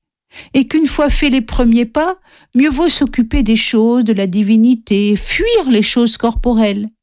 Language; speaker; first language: French; native; French